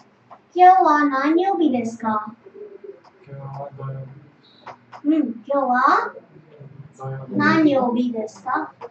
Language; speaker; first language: Japanese; non-native, fluent; Tamil